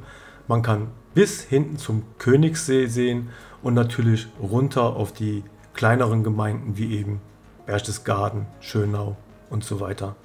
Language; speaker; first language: German; native; German